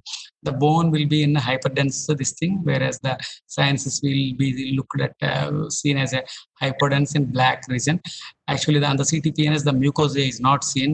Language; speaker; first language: English; non-native, local second language; Telugu